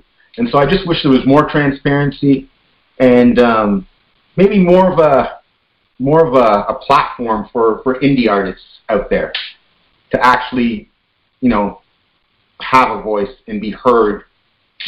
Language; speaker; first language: English; native; English